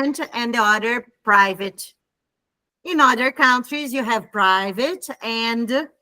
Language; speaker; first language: English; non-native, fluent; Italian